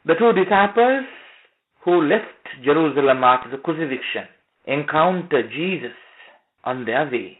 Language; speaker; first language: English; non-native, local second language; Sinhala